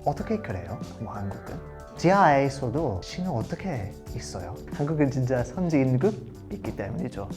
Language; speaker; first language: Korean; non-native, learner; English